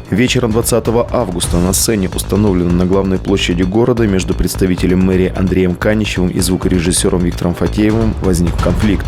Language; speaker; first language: Russian; native; Russian